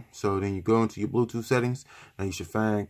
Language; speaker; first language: English; native; English